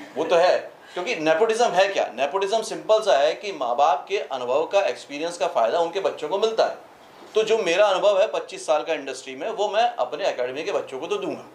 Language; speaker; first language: Hindi; native; Hindi